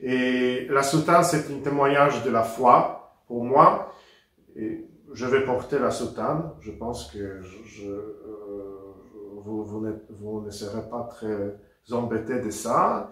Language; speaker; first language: French; non-native, fluent; Polish